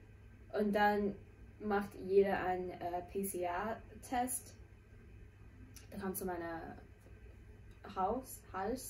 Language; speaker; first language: German; non-native, fluent; Chinese